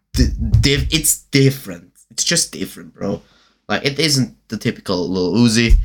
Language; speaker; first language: English; non-native, learner; German